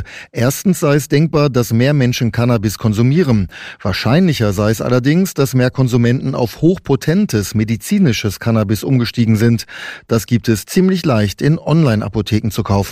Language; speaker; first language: German; native; German